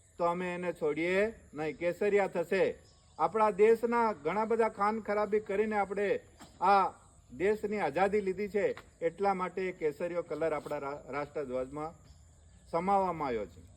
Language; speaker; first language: Gujarati; native; Gujarati